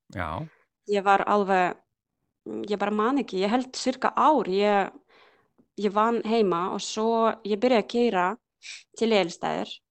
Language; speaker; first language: Icelandic; non-native, learner; Ukrainian